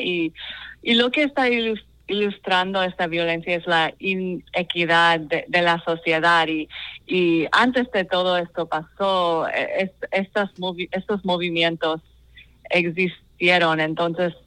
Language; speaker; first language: Spanish; non-native, fluent; English